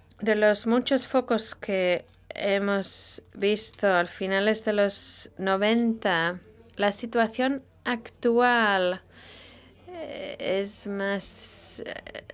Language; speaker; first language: Spanish; non-native, fluent; Italian